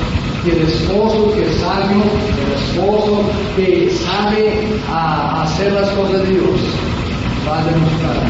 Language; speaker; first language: Spanish; non-native, fluent; English